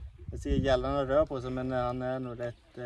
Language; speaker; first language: Swedish; native; Swedish